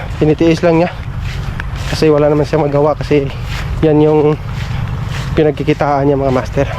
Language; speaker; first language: Filipino; non-native, local second language; Cebuano